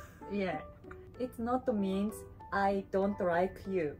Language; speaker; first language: English; non-native, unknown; Japanese